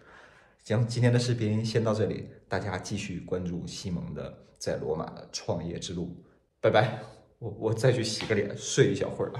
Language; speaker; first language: Chinese; native; Chinese